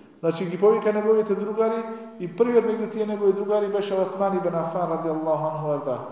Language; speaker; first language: Macedonian; non-native, local second language; Albanian